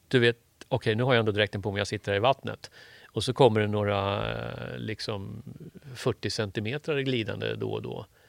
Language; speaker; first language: Swedish; native; Swedish